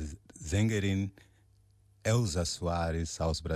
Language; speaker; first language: German; non-native, learner; Portuguese